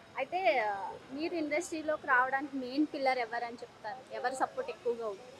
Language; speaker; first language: Telugu; native; Telugu